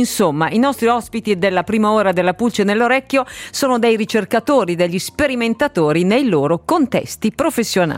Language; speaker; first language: Italian; native; Italian